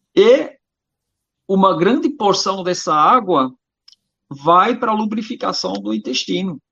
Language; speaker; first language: Portuguese; non-native, fluent; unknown